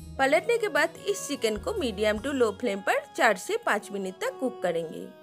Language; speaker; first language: Hindi; non-native, local second language; Bangla